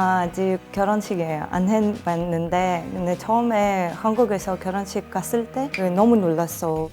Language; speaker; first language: Korean; non-native, learner; Russian